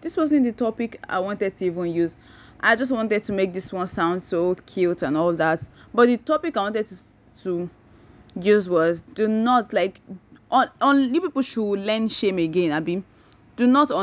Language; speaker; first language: English; non-native, local second language; Yoruba